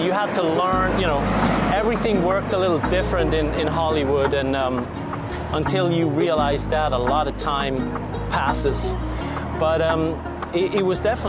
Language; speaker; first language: English; non-native, fluent; Swiss German